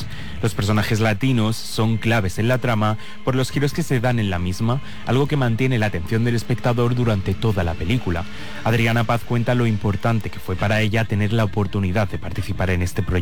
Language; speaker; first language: Spanish; native; Spanish